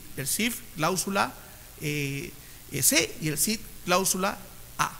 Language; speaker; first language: Spanish; native; Spanish